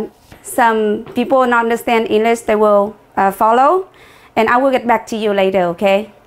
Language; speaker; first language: English; non-native, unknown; Vietnamese